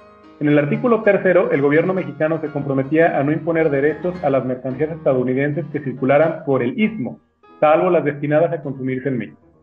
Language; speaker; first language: Spanish; native; Spanish